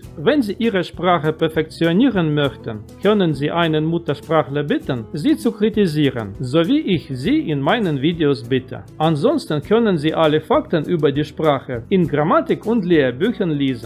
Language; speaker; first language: German; non-native, fluent; Russian